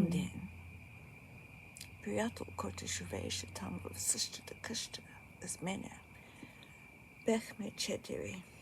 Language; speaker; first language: Bulgarian; early bilingual, heritage; Bulgarian